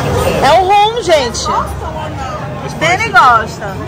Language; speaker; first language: Portuguese; native; Portuguese